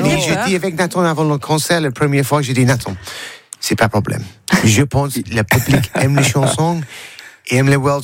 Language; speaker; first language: French; non-native, learner; English